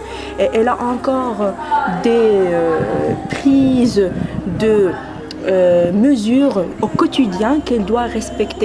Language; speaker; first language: French; non-native, local second language; Arabic